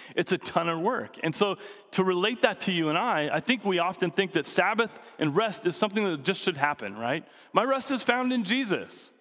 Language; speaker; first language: English; native; English